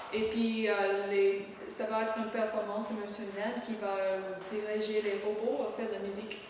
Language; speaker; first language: French; non-native, learner; English